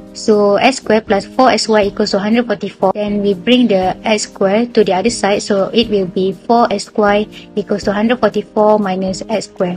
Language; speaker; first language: English; non-native, local second language; Malay